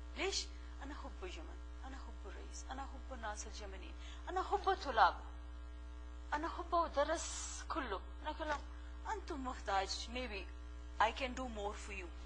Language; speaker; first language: Arabic; non-native, learner; Urdu